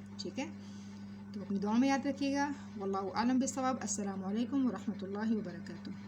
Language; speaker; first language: Urdu; native; Urdu